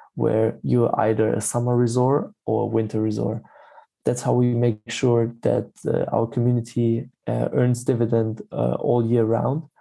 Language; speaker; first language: English; non-native, fluent; German